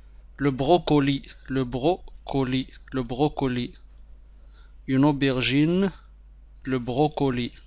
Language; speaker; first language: French; non-native, fluent; Arabic